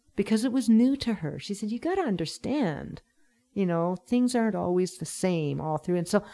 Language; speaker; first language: English; native; English